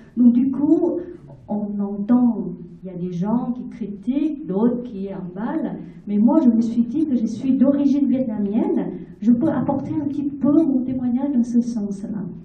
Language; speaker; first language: French; non-native, fluent; Vietnamese